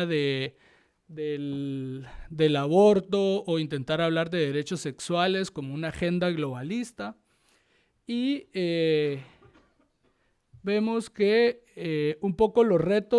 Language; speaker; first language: Spanish; native; Spanish